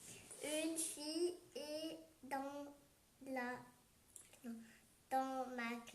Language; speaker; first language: French; non-native, learner; Vietnamese